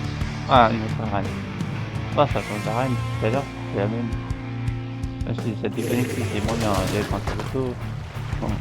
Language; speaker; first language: French; native; French